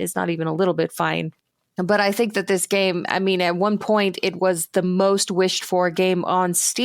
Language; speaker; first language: English; native; English